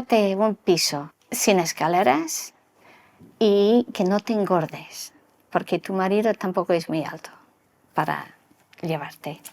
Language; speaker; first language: Spanish; non-native, local second language; English